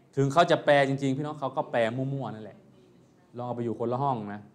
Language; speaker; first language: Thai; native; Thai